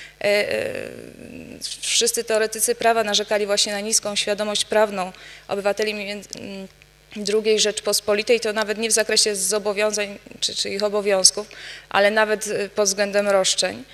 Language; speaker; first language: Polish; native; Polish